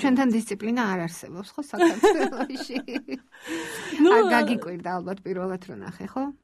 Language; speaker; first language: Georgian; native; Georgian